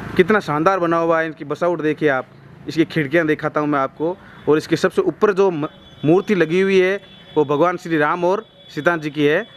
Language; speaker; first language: Hindi; native; Hindi